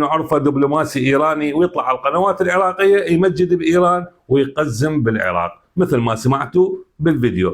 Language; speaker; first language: Arabic; native; Arabic